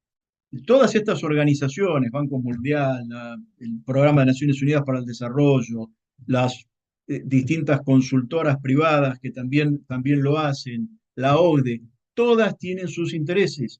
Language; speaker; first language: Spanish; native; Spanish